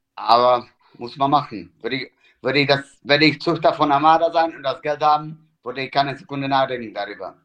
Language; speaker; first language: German; non-native, fluent; Italian